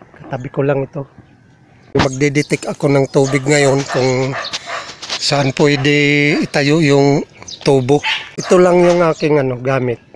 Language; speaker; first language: Filipino; non-native, local second language; Cebuano